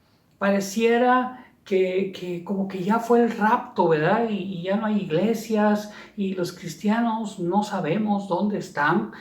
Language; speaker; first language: Spanish; native; Spanish